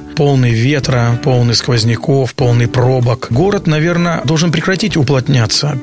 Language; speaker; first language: Russian; native; Russian